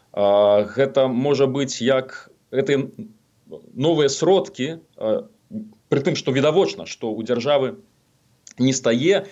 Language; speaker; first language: Belarusian; native; Belarusian